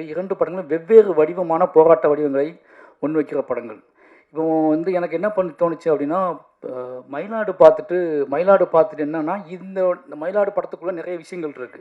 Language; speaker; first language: Tamil; native; Tamil